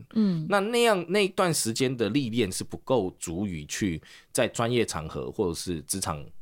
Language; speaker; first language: Chinese; early bilingual, heritage; Chinese